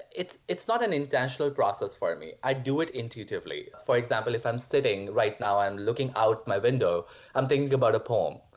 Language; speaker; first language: English; non-native, local second language; Hindi